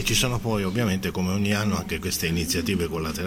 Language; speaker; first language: Italian; native; Italian